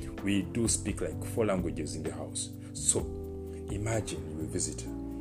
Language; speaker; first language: English; non-native, local second language; Ganda